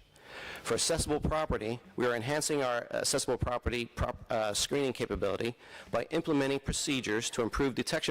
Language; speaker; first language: English; native; English